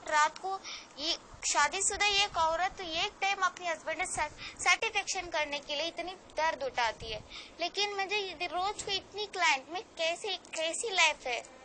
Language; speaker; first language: Hindi; non-native, local second language; Kannada